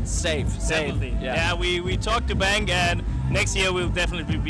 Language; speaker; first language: English; non-native, fluent; German